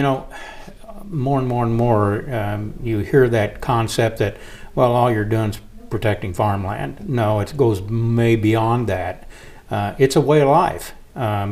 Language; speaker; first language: English; native; English